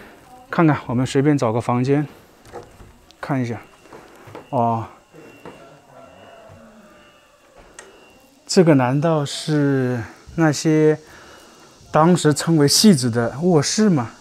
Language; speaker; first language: Chinese; native; Chinese